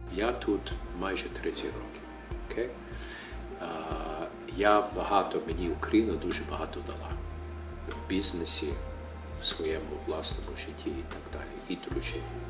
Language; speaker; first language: Ukrainian; early bilingual, heritage; Ukrainian